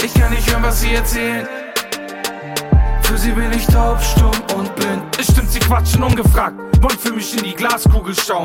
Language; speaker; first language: German; native; German